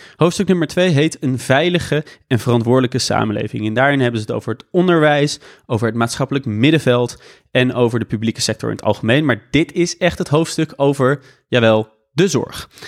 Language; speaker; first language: Dutch; native; Dutch